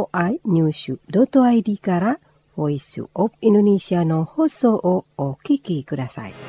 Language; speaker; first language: Japanese; non-native, fluent; Indonesian